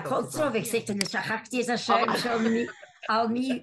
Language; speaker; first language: Hebrew; non-native, learner; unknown